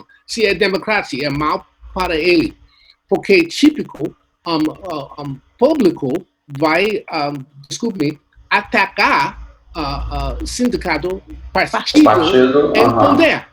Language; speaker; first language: Portuguese; non-native, learner; English